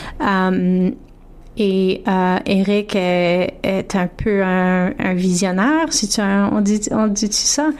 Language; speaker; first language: French; native; French